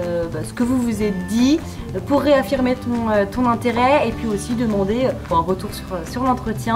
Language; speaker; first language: French; native; French